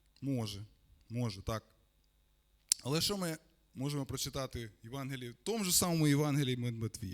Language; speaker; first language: Ukrainian; non-native, local second language; Russian